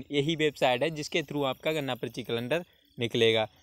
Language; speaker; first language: Hindi; native; Hindi